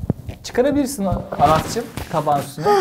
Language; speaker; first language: Turkish; native; Turkish